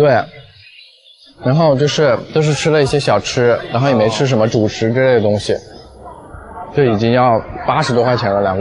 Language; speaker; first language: Chinese; native; Chinese